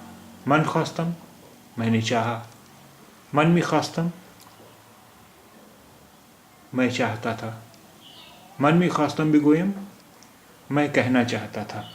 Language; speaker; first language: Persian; non-native, fluent; Urdu